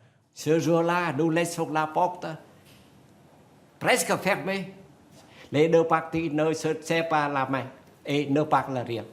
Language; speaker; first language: French; non-native, fluent; Vietnamese